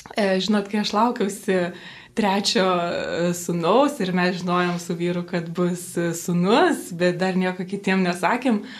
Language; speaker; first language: Lithuanian; native; Lithuanian